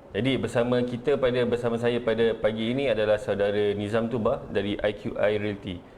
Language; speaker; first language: Malay; native; Malay